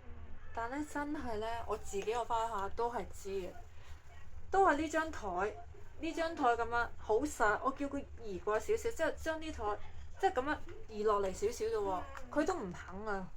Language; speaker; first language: Cantonese; native; Cantonese